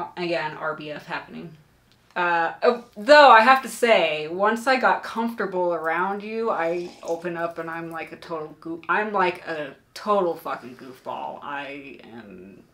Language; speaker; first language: English; native; English